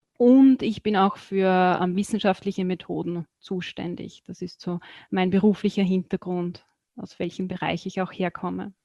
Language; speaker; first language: German; native; German